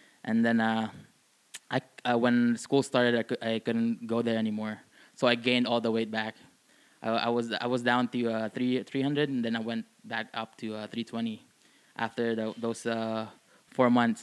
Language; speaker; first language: English; non-native, local second language; Filipino